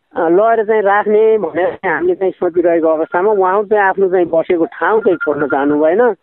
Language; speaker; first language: Nepali; native; Nepali